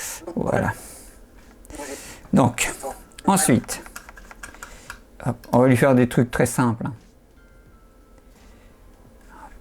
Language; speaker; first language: French; native; French